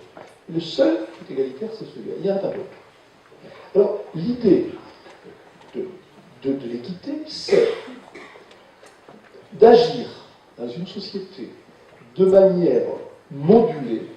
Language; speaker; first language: French; native; French